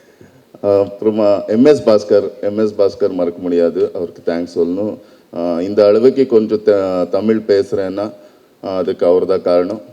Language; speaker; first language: Tamil; non-native, learner; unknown